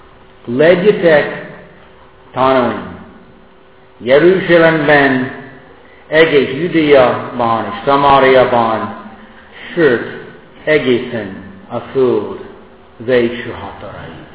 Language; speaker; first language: Hungarian; non-native, fluent; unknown